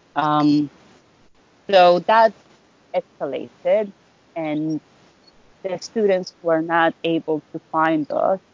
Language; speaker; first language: English; non-native, fluent; Spanish